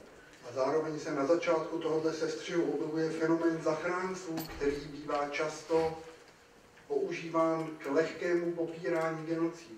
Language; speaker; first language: Czech; native; Czech